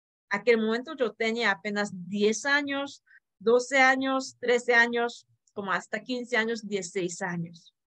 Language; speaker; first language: Spanish; non-native, fluent; Korean